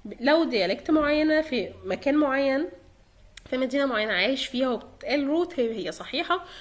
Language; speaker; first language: Egyptian Arabic; native; Egyptian Arabic